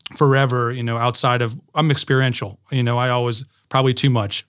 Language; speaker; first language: English; native; English